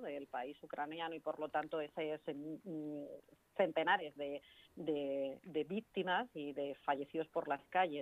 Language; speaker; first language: Spanish; native; Spanish